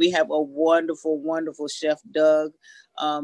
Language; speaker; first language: English; native; English